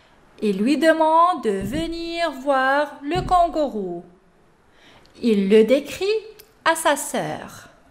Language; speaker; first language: French; non-native, local second language; Arabic